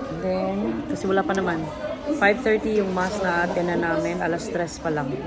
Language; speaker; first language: Filipino; non-native, local second language; Cebuano